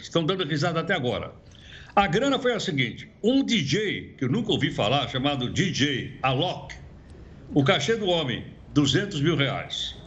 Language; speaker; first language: Portuguese; native; Portuguese